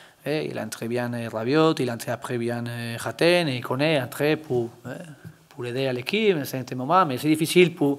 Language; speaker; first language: French; non-native, learner; Spanish